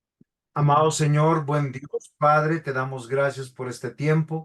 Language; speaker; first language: Spanish; native; Spanish